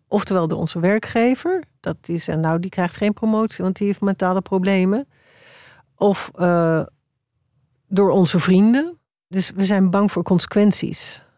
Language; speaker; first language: Dutch; native; Dutch